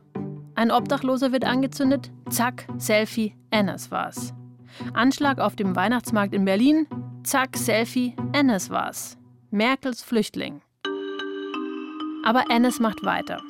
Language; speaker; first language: German; native; German